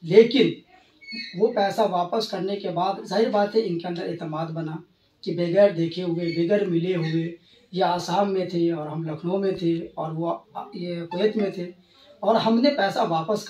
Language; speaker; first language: Hindi; native; Hindi